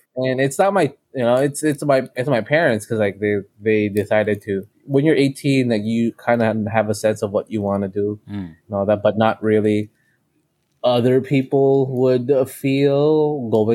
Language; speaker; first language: English; non-native, local second language; Cebuano